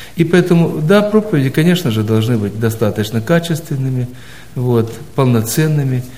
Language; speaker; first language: Russian; native; Russian